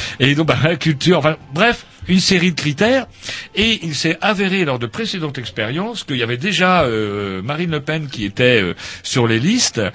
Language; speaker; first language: French; native; French